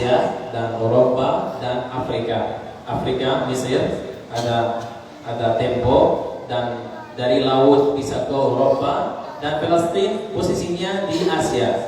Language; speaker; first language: Indonesian; non-native, learner; Arabic